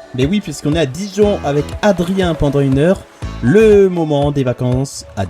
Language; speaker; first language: French; native; French